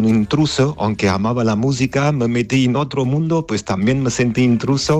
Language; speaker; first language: Spanish; non-native, fluent; Armenian